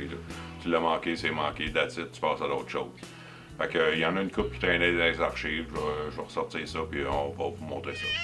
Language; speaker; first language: French; native; French